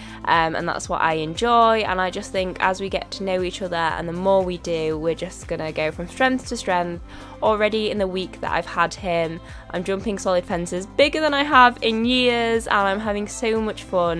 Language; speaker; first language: English; native; English